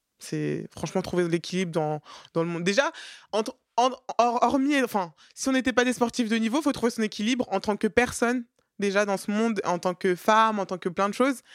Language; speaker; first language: French; native; French